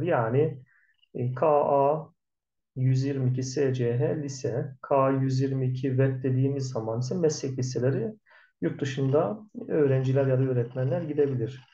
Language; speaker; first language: Turkish; native; Turkish